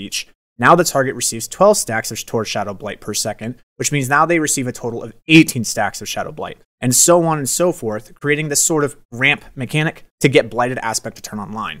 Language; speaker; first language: English; native; English